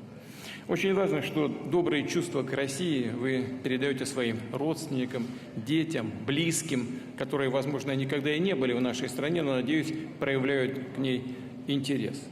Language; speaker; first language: Russian; native; Russian